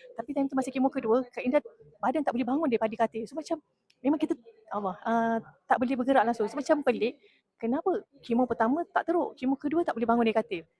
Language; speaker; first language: Malay; native; Malay